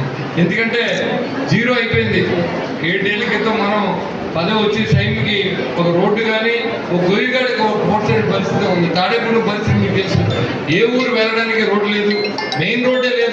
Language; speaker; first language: Telugu; native; Telugu